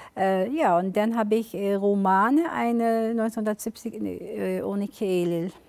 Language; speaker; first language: German; early bilingual, other home language; Turkish